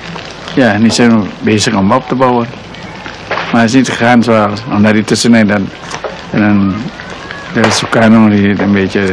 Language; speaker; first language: Dutch; non-native, local second language; Minangkabau